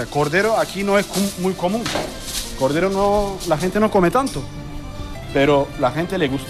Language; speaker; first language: Spanish; non-native, learner; Turkish